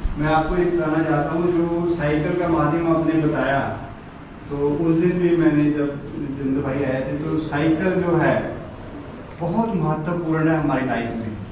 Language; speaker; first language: Hindi; non-native, local second language; Punjabi